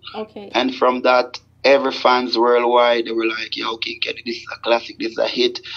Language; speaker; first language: English; non-native, local second language; Jamaican Creole English